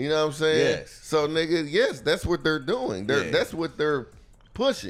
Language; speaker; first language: English; native; English